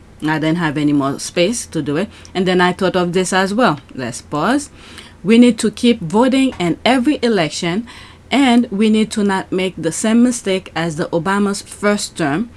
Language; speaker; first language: English; native; English